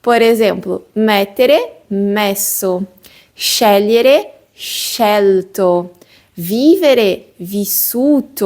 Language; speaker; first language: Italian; non-native, fluent; Portuguese